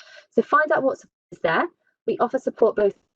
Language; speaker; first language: English; native; English